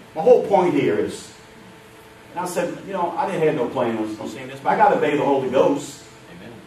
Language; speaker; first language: English; native; English